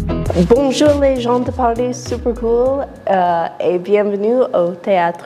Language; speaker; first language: French; non-native, learner; English